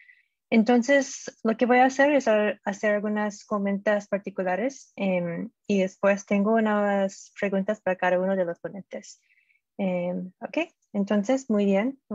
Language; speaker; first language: Spanish; non-native, fluent; English